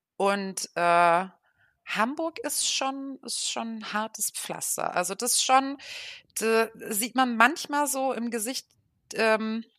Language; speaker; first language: German; native; German